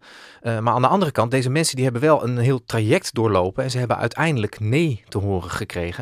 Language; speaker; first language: Dutch; native; Dutch